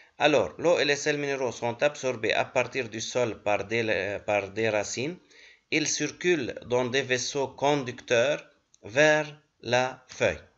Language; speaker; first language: French; non-native, local second language; Arabic